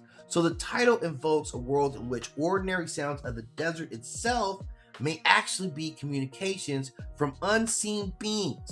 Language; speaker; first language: English; native; English